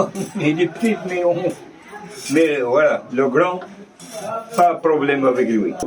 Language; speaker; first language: French; non-native, local second language; Arabic